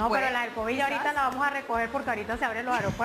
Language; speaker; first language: Spanish; native; Spanish